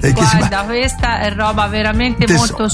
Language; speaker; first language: Italian; native; Italian